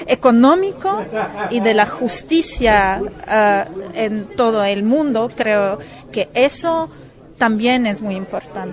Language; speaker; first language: Spanish; non-native, fluent; German